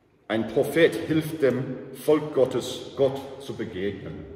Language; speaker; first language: German; non-native, learner; English